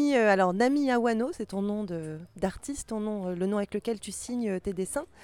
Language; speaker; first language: French; native; French